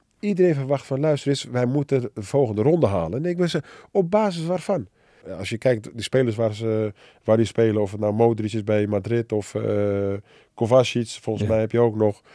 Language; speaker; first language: Dutch; early bilingual, other home language; Arabic